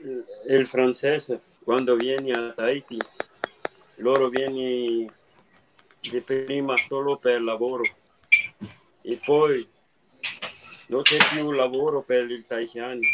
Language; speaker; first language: Italian; non-native, learner; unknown